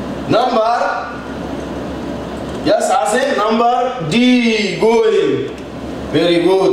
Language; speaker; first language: English; non-native, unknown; Arabic